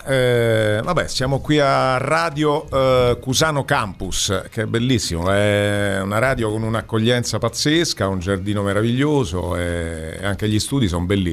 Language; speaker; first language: Italian; native; Italian